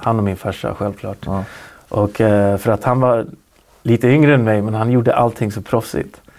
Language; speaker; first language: Swedish; native; Swedish